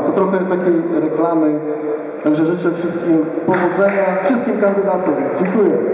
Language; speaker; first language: Polish; native; Polish